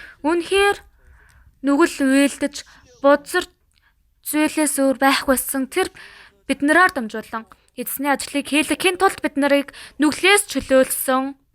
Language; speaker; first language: Mongolian; native; Mongolian